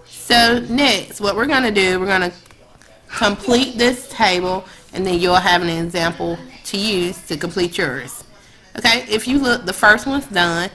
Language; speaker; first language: English; native; English